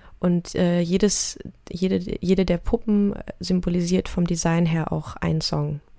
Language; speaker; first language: German; early bilingual, other home language; Russian